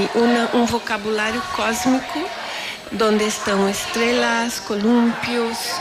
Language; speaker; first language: Spanish; non-native, fluent; Portuguese